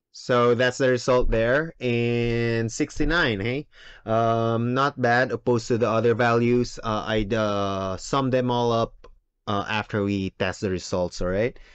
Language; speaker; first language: English; non-native, local second language; Filipino